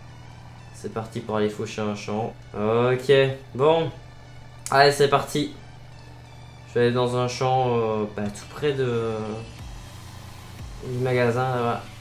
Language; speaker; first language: French; native; French